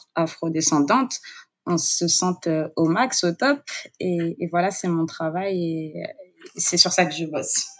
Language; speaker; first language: French; native; French